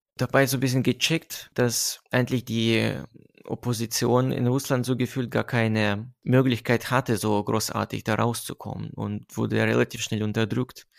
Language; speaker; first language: German; non-native, fluent; Russian